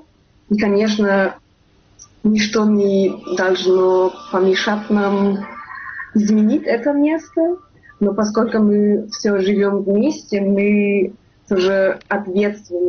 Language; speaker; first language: Russian; non-native, fluent; German